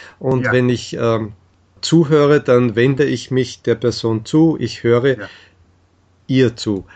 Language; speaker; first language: German; native; German